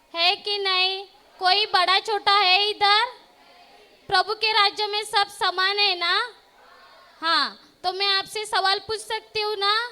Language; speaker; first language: Hindi; non-native, local second language; Marathi